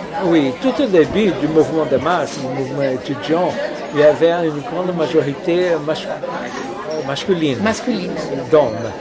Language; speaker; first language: French; non-native, fluent; Portuguese